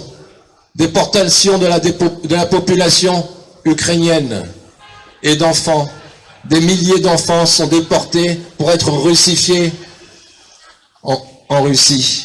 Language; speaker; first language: French; non-native, fluent; Ukrainian